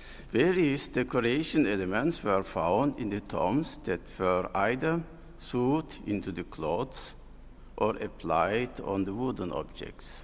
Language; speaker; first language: English; non-native, fluent; Turkish